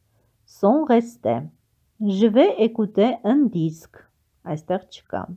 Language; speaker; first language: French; non-native, fluent; Armenian